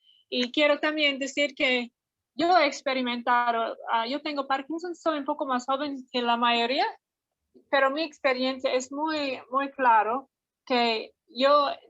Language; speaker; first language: Spanish; non-native, fluent; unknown